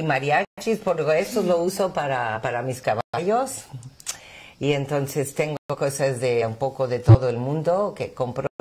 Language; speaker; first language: Spanish; non-native, fluent; English